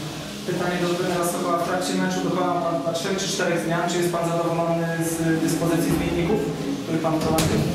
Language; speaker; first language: Polish; native; Polish